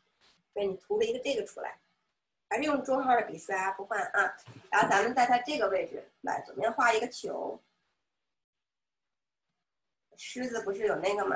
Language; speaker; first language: Chinese; native; Chinese